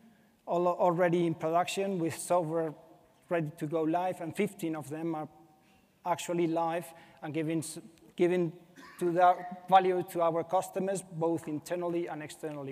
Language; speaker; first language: English; non-native, fluent; Spanish